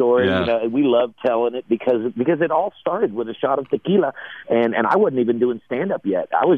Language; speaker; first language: English; native; English